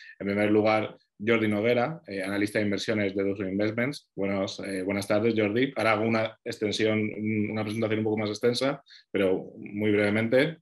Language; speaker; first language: Spanish; native; Spanish